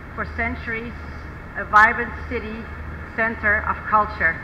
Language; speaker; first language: English; non-native, fluent; Dutch